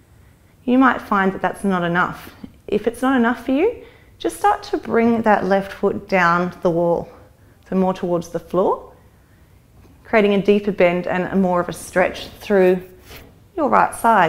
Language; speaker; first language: English; native; English